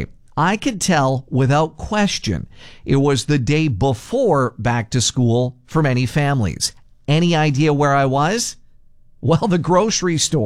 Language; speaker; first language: English; native; English